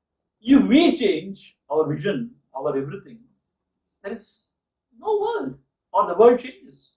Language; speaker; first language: English; non-native, local second language; Tamil